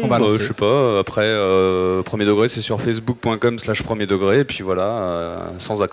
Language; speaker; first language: French; native; French